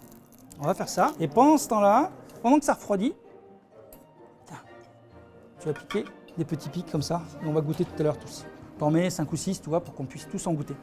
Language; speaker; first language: French; native; French